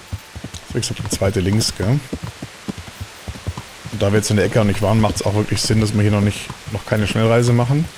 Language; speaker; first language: German; native; German